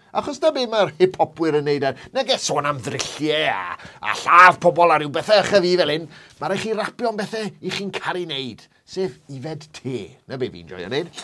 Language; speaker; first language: Welsh; native; Welsh